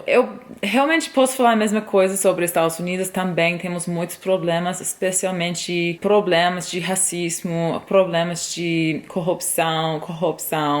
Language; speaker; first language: Portuguese; non-native, fluent; English